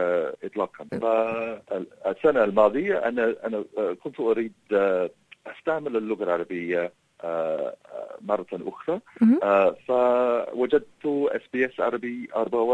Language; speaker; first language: Arabic; non-native, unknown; English